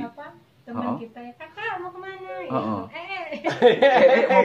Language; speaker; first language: Indonesian; native; Indonesian